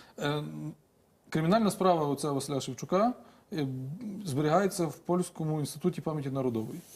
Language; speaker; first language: Ukrainian; native; Ukrainian